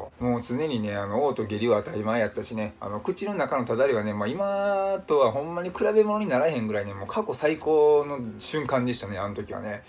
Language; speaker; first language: Japanese; native; Japanese